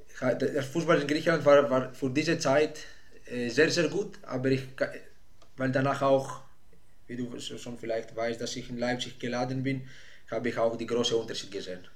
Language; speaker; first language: German; non-native, fluent; Greek